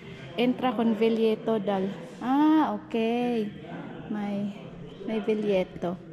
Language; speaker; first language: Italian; non-native, learner; Filipino